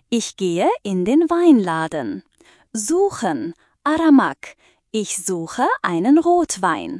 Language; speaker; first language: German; non-native, fluent; Turkish